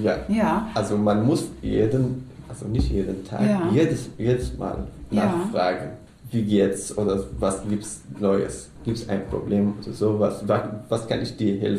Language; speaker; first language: German; non-native, learner; Arabic